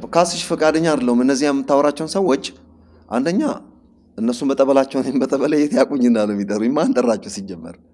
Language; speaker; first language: Amharic; non-native, local second language; Oromo